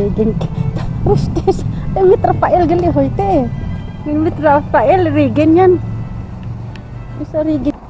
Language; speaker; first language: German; non-native, learner; Filipino